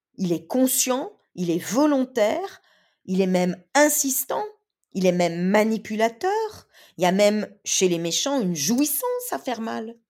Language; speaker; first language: French; native; French